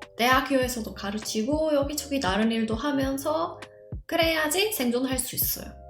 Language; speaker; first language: Korean; non-native, fluent; Czech